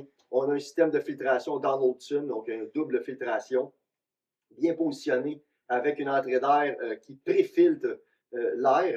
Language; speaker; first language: French; native; French